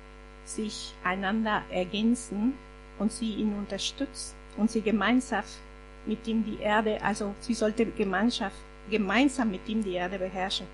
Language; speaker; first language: German; non-native, fluent; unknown